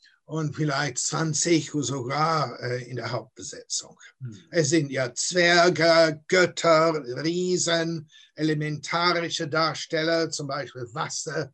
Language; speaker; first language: German; non-native, fluent; English